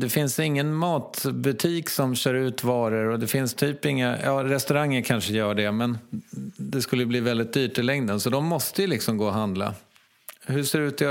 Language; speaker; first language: Swedish; native; Swedish